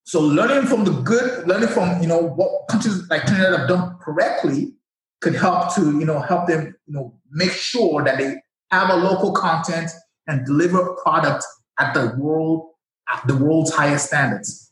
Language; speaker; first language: English; non-native, local second language; Yoruba